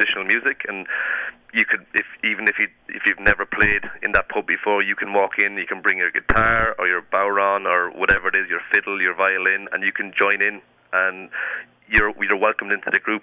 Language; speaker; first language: English; native; English